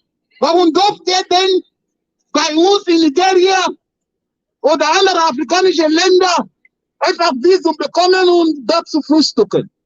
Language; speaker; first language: German; non-native, fluent; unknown